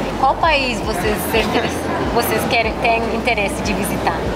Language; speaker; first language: Portuguese; non-native, fluent; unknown